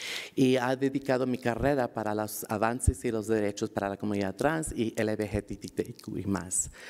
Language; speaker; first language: Spanish; early bilingual, heritage; Spanish